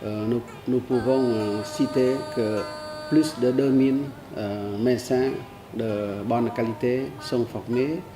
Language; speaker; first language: French; non-native, learner; Vietnamese